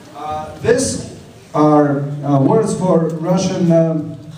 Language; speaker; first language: English; non-native, fluent; Russian